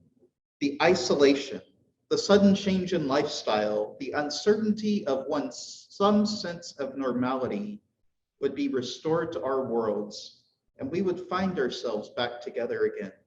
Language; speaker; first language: English; native; English